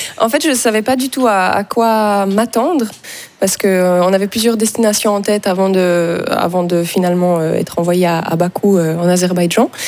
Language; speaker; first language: French; native; French